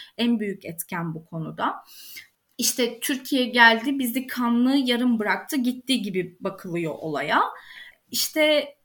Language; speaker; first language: Turkish; native; Turkish